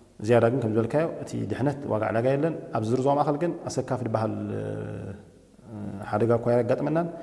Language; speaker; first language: Tigrinya; native; Tigrinya